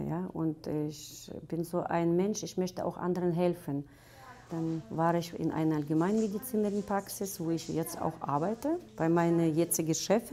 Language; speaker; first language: German; non-native, fluent; Russian